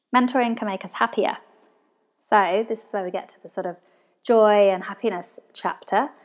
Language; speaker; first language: English; native; English